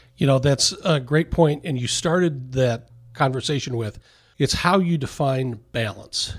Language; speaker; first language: English; native; English